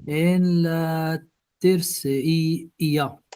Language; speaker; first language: Spanish; non-native, learner; Arabic